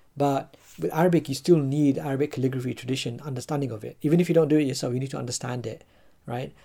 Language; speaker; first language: English; native; English